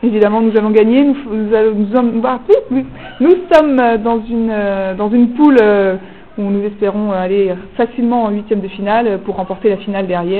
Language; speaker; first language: French; native; French